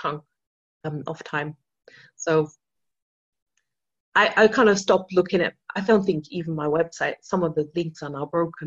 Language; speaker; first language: English; non-native, fluent; German